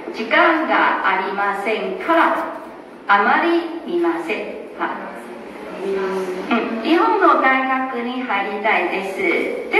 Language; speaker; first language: Japanese; non-native, fluent; Chinese